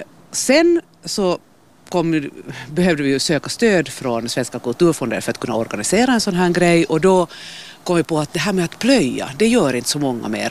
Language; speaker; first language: Swedish; native; Swedish